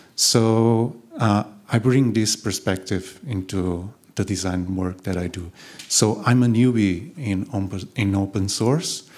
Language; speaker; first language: English; non-native, fluent; Portuguese